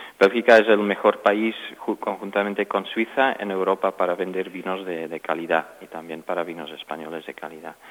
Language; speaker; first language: Spanish; non-native, fluent; French